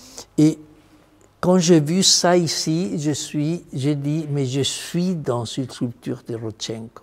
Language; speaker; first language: French; non-native, fluent; Spanish